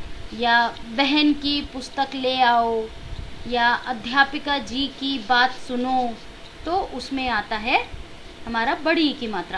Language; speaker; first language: Hindi; native; Hindi